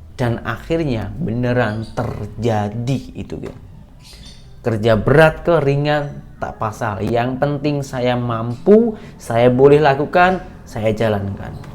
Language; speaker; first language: Indonesian; native; Indonesian